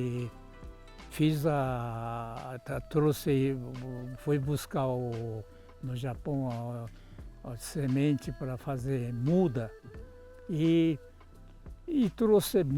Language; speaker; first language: Portuguese; non-native, local second language; Japanese